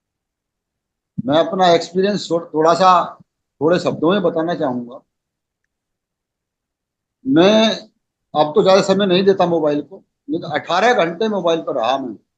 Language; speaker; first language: Hindi; native; Hindi